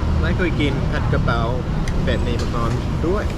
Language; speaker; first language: Thai; non-native, fluent; English